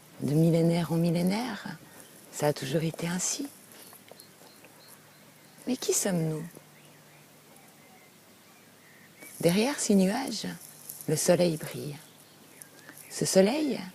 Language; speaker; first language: French; native; French